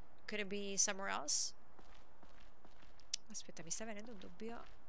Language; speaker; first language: Italian; early bilingual, other home language; English